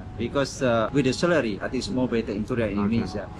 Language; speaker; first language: English; non-native, learner; Indonesian